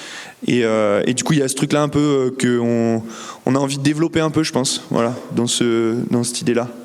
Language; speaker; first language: French; native; French